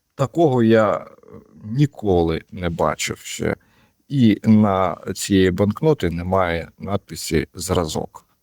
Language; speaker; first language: Ukrainian; non-native, local second language; Russian